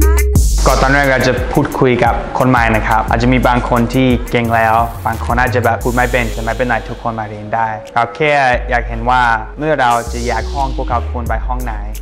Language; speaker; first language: Thai; non-native, fluent; English